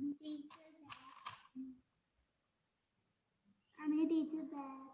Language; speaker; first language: English; non-native, learner; Sinhala